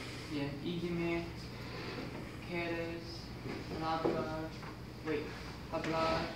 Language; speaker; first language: Spanish; non-native, learner; English